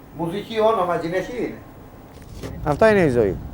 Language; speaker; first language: Greek; non-native, learner; Italian